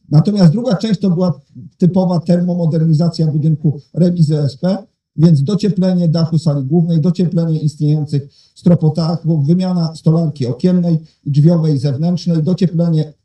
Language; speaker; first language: Polish; native; Polish